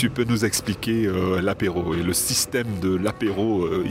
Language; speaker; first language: French; non-native, fluent; English